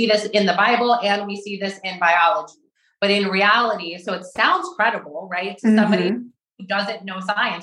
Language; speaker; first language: English; native; English